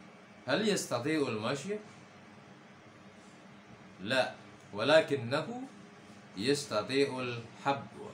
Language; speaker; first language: Arabic; non-native, fluent; Indonesian